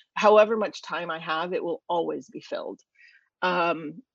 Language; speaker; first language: English; native; English